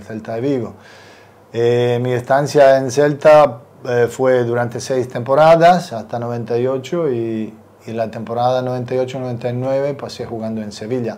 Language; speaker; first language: Spanish; non-native, fluent; Serbian